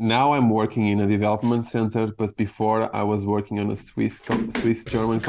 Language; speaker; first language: English; non-native, fluent; Portuguese